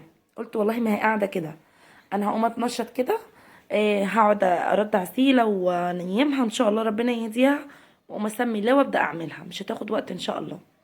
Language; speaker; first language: Arabic; native; Arabic